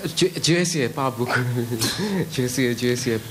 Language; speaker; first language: French; non-native, learner; Bangla